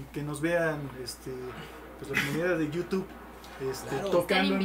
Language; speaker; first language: Spanish; native; Spanish